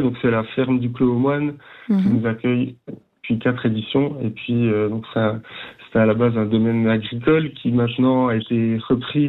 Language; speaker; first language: French; native; French